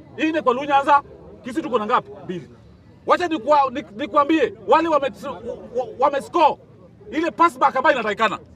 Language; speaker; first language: Swahili; native; Swahili